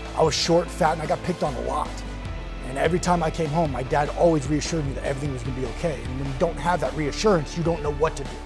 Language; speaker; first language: English; native; English